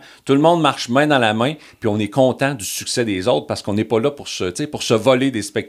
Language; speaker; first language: French; native; French